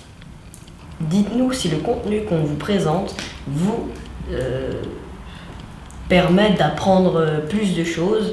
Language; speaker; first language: French; non-native, fluent; Czech